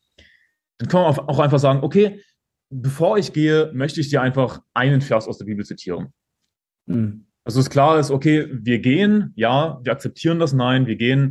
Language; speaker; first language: German; native; German